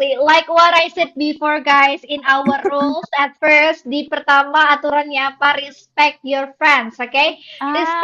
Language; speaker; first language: English; non-native, learner; Indonesian